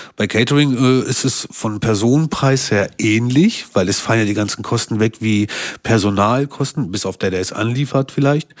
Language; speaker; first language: German; early bilingual, other home language; Albanian